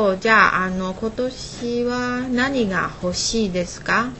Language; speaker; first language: Japanese; non-native, learner; Chinese